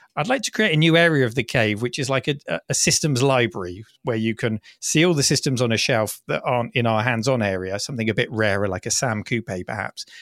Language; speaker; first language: English; native; English